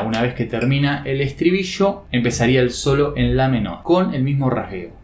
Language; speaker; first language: Spanish; native; Spanish